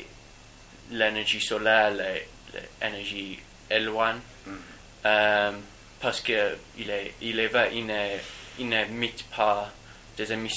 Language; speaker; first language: French; non-native, learner; English